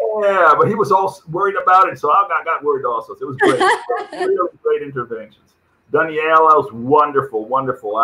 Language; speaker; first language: English; non-native, fluent; Portuguese